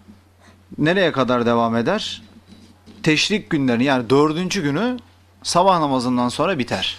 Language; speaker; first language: Turkish; native; Turkish